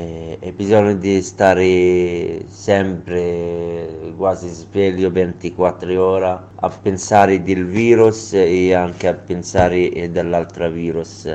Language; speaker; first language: Italian; non-native, learner; Arabic